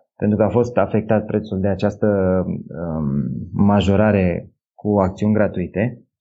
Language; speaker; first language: Romanian; native; Romanian